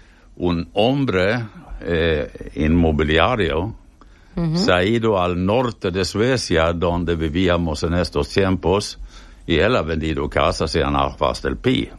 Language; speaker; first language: Spanish; non-native, fluent; Swedish